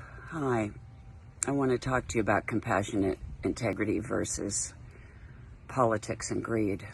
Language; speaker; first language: English; native; English